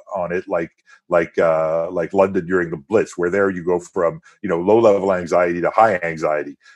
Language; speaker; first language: English; non-native, fluent; French